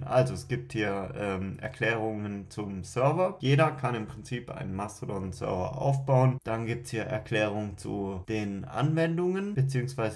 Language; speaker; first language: German; native; German